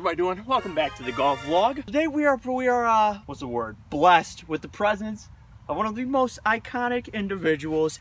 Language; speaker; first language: English; native; English